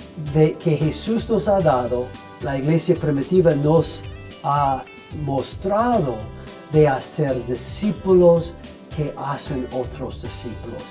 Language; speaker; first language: Spanish; non-native, fluent; English